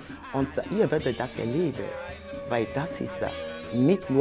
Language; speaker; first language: German; non-native, fluent; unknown